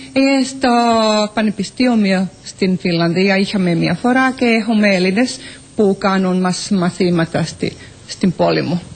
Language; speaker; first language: Greek; non-native, learner; Finnish